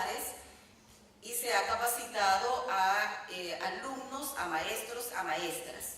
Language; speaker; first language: Spanish; native; Spanish